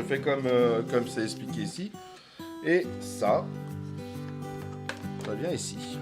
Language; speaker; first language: French; native; French